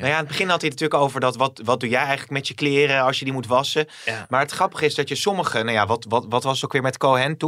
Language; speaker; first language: Dutch; native; Dutch